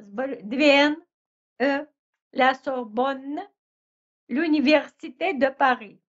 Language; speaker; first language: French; non-native, learner; Russian